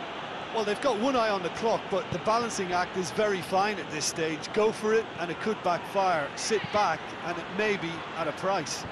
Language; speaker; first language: English; native; English